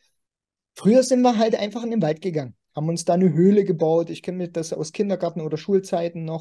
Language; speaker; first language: German; native; German